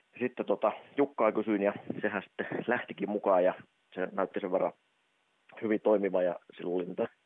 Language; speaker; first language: Finnish; native; Finnish